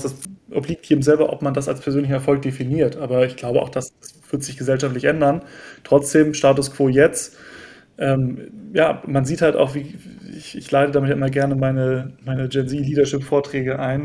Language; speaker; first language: German; native; German